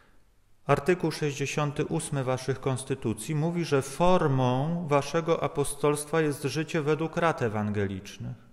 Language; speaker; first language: Polish; native; Polish